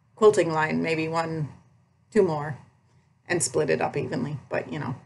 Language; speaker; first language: English; native; English